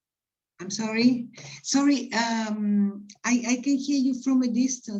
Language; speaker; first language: English; non-native, fluent; Spanish